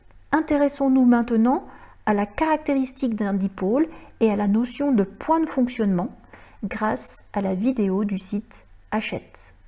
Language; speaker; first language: French; native; French